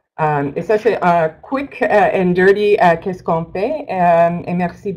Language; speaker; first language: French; non-native, learner; English